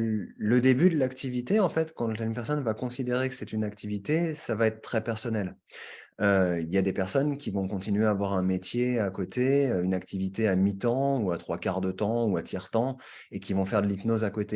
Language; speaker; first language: French; native; French